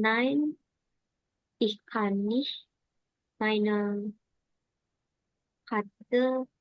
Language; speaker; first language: German; non-native, learner; Indonesian